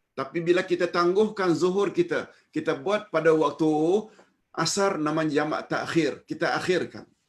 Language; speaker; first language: Malay; native; Malay